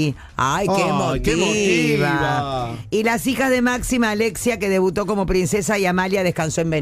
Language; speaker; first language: Spanish; native; Spanish